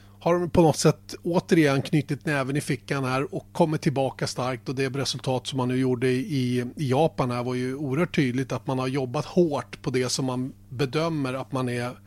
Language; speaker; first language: Swedish; native; Swedish